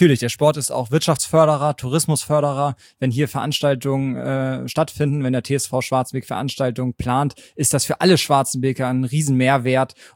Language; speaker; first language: German; native; German